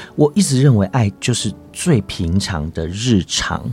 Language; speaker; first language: Chinese; non-native, local second language; Hakka Chinese